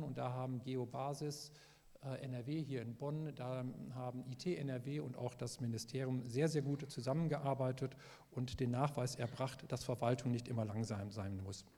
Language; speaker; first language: German; native; German